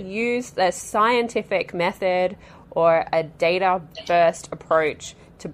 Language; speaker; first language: English; native; English